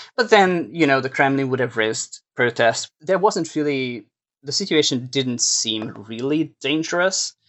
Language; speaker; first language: English; non-native, fluent; Hungarian